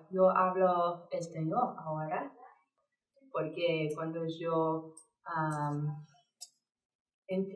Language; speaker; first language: Spanish; non-native, learner; English